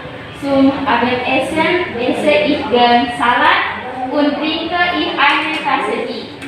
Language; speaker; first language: German; non-native, learner; Indonesian